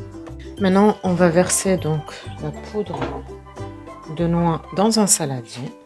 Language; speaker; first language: French; native; French